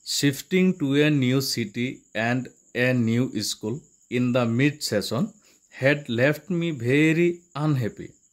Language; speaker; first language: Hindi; non-native, local second language; Assamese